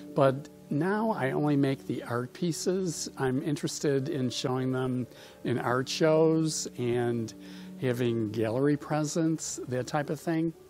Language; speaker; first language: English; native; English